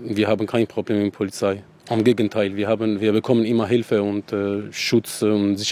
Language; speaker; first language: German; non-native, learner; Arabic